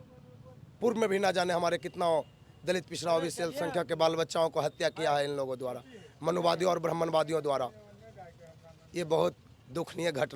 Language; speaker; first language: Hindi; native; Hindi